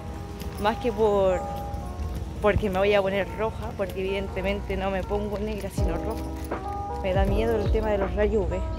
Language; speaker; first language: Spanish; native; Spanish